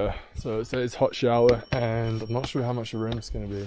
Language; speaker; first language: English; native; English